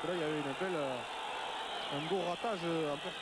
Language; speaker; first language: French; native; French